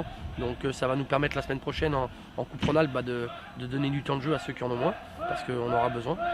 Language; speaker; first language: French; native; French